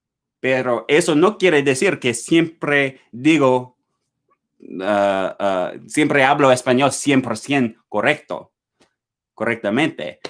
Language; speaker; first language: Spanish; non-native, learner; English